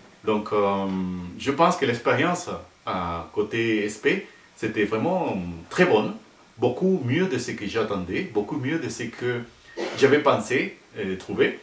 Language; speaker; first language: French; non-native, fluent; Spanish